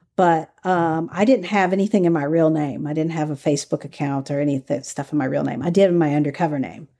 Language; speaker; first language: English; native; English